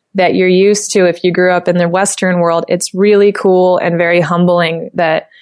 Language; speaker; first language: English; native; English